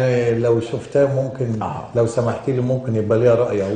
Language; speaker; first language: Arabic; native; Arabic